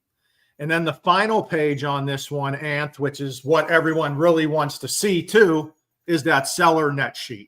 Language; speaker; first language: English; native; English